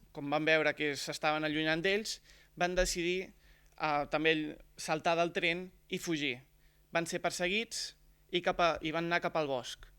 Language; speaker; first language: Catalan; native; Catalan